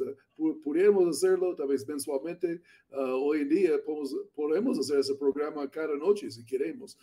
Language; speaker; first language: Spanish; non-native, learner; English